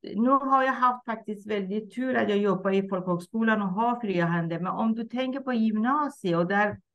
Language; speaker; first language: Swedish; non-native, fluent; Persian